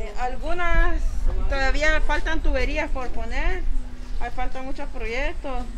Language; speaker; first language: Spanish; native; Spanish